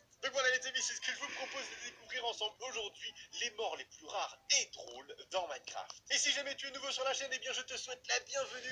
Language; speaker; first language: French; native; French